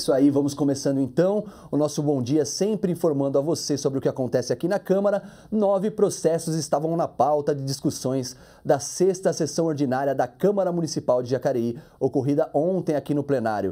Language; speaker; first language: Portuguese; native; Portuguese